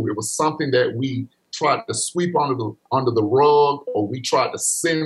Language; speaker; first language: English; native; English